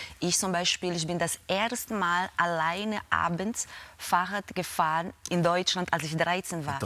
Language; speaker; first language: German; non-native, fluent; Portuguese